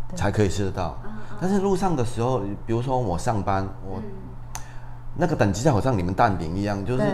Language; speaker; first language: Chinese; non-native, fluent; Cantonese